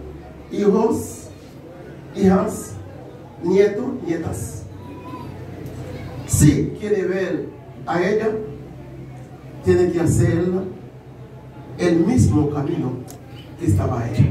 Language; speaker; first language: Spanish; non-native, learner; Haitian Creole